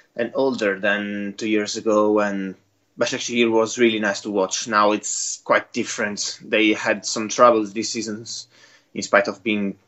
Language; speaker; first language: English; non-native, fluent; Italian